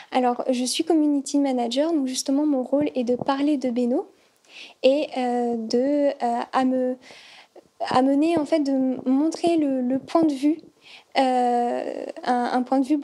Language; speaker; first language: French; native; French